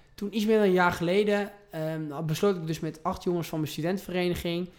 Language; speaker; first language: Dutch; early bilingual, heritage; Dutch